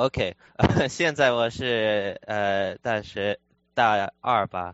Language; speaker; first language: Chinese; early bilingual, heritage; Chinese